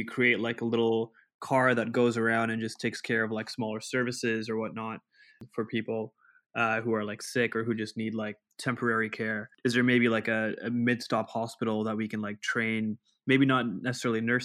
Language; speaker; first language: English; non-native, local second language; Urdu